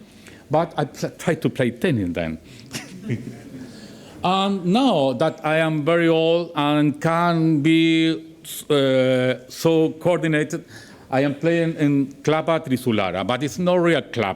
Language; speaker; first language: English; non-native, learner; Spanish